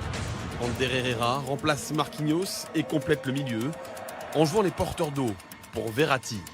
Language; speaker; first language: French; native; French